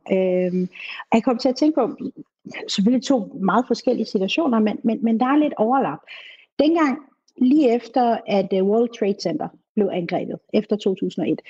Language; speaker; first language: Danish; native; Danish